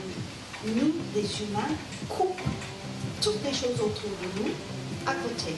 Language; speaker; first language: French; non-native, fluent; English